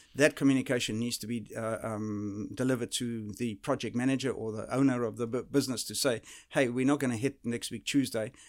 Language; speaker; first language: English; early bilingual, other home language; Dutch